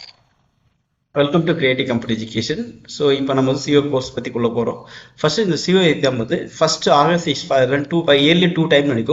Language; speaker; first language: Tamil; native; Tamil